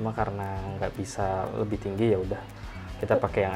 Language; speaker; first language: Indonesian; native; Indonesian